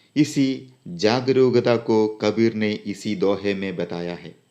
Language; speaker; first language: Hindi; non-native, local second language; Malayalam